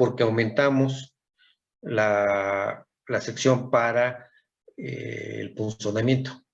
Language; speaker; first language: Spanish; native; Spanish